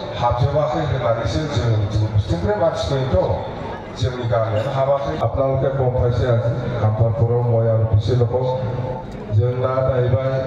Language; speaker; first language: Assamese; non-native, local second language; Bodo